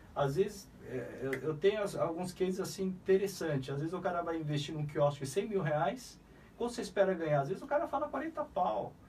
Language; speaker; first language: Portuguese; early bilingual, other home language; Korean